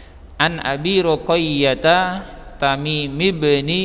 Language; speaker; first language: Arabic; non-native, fluent; Indonesian